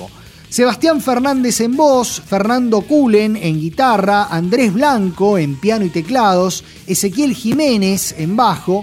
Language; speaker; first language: Spanish; native; Spanish